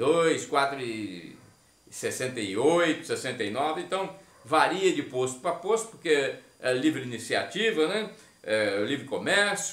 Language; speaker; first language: Portuguese; native; Portuguese